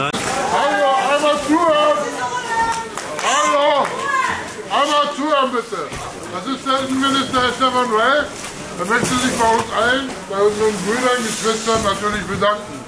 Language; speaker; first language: German; native; German